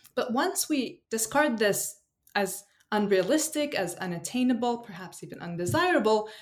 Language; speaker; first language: English; non-native, fluent; Turkish